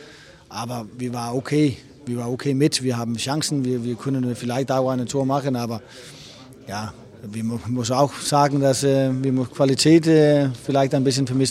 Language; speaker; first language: German; non-native, fluent; Danish